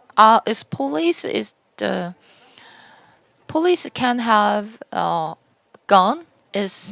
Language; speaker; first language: English; non-native, learner; Korean